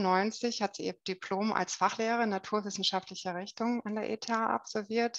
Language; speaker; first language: German; native; German